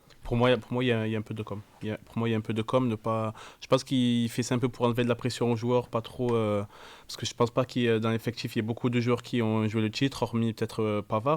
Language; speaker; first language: French; native; French